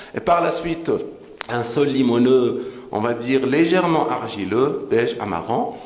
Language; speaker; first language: French; non-native, local second language; Arabic